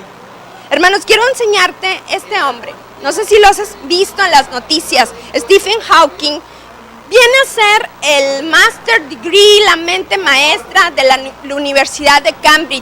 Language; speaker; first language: Spanish; native; Spanish